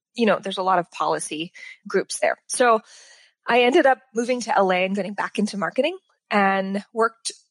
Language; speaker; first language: English; native; English